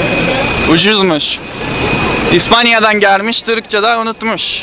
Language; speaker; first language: Turkish; non-native, learner; Japanese